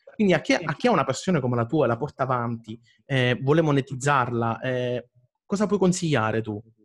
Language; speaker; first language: Italian; native; Italian